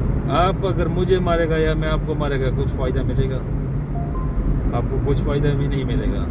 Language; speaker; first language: Hindi; non-native, local second language; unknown